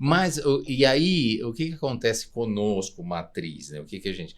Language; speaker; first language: Portuguese; native; Portuguese